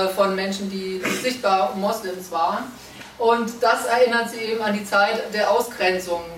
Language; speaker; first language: German; native; German